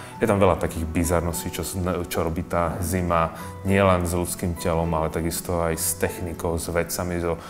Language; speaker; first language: Slovak; early bilingual, other home language; Czech